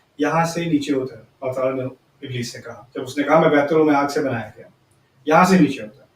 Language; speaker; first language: Urdu; early bilingual, heritage; Urdu